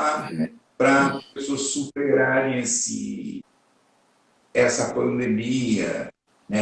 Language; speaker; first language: Portuguese; native; Portuguese